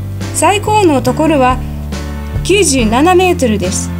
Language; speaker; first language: Japanese; non-native, fluent; Russian